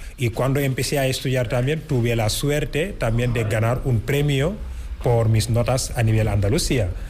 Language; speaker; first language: Spanish; non-native, fluent; Wolof